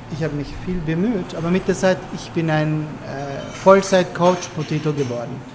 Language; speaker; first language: German; non-native, learner; Turkish